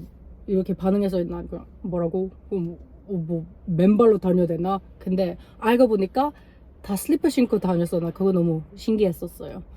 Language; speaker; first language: Korean; non-native, learner; English